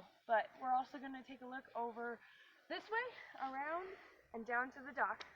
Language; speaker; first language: English; native; English